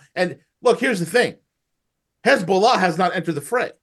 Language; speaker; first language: English; native; English